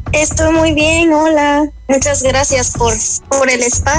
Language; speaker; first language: Spanish; early bilingual, other home language; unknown